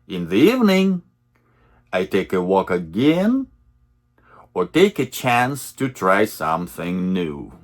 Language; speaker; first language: English; non-native, fluent; Russian